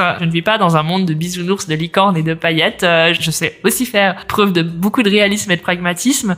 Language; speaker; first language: French; native; French